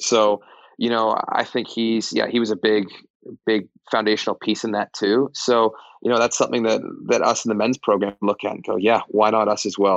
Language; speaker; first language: English; native; English